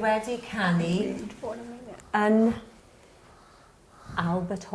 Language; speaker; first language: Welsh; non-native, learner; English